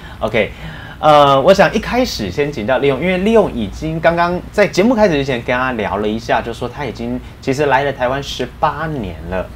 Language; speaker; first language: Chinese; native; Chinese